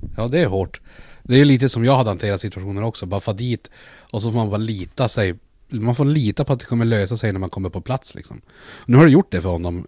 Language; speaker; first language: Swedish; native; Swedish